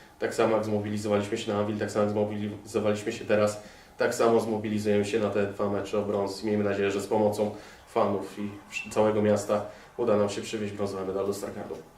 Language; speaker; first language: Polish; native; Polish